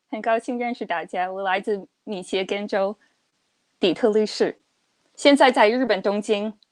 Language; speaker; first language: Chinese; non-native, fluent; English